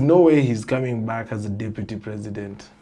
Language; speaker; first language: English; non-native, local second language; Swahili